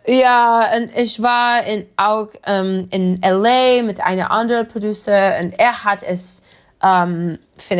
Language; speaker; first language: German; non-native, learner; English